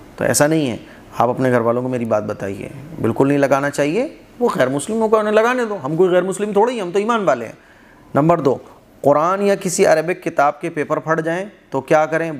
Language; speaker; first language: Urdu; native; Urdu